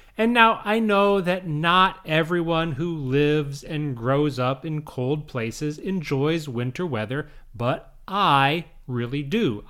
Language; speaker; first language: English; native; English